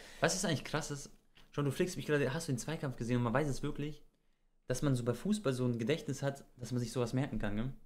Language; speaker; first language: German; early bilingual, other home language; Croatian